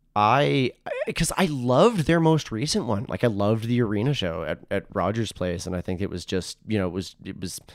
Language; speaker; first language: English; native; English